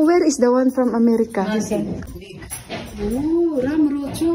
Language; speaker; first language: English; non-native, local second language; Filipino